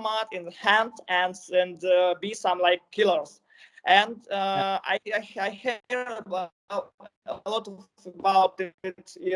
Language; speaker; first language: English; non-native, learner; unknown